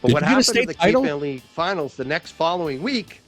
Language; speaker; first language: English; native; English